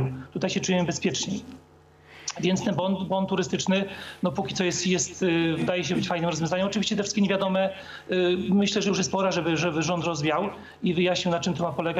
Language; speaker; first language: Polish; native; Polish